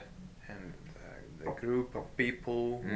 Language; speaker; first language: English; non-native, fluent; Hungarian